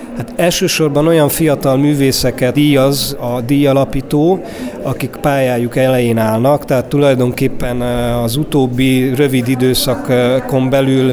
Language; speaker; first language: Hungarian; native; Hungarian